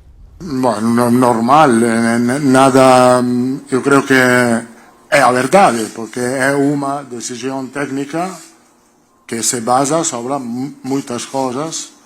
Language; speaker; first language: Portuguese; non-native, learner; Italian